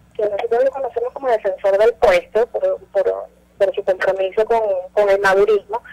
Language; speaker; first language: Spanish; native; Spanish